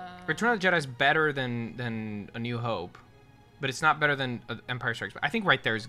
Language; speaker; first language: English; native; English